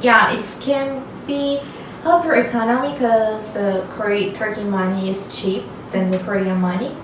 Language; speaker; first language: English; non-native, learner; Turkish